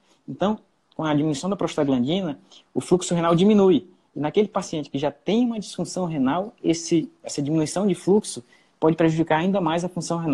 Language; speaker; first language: Portuguese; native; Portuguese